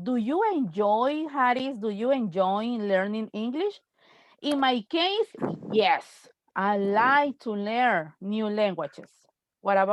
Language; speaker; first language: English; non-native, fluent; Spanish